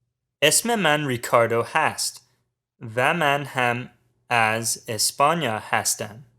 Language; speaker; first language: Persian; non-native, learner; English